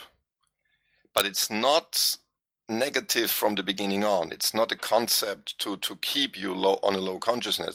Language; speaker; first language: English; non-native, fluent; German